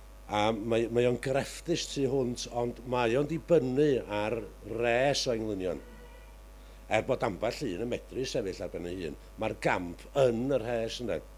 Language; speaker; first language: Welsh; native; Welsh